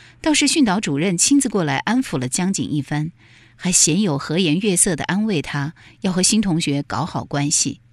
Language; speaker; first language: Chinese; native; Chinese